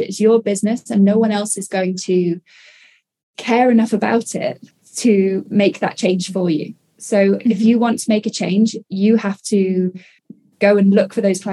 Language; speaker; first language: English; native; English